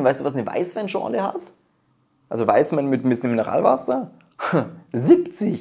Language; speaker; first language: German; native; German